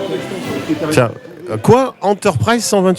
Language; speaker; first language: French; native; French